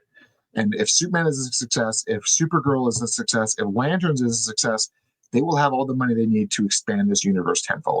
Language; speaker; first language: English; native; English